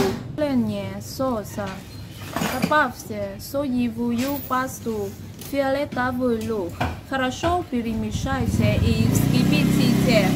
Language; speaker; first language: Russian; non-native, learner; Vietnamese